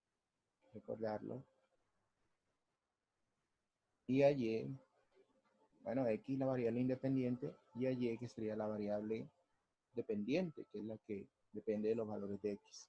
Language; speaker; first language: Spanish; native; Spanish